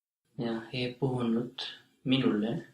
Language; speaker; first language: Finnish; non-native, learner; English